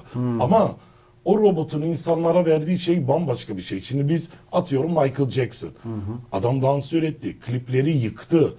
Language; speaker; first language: Turkish; early bilingual, heritage; Turkish